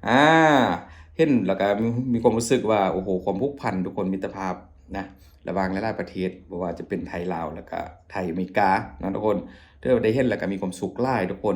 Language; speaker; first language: Thai; non-native, local second language; Lao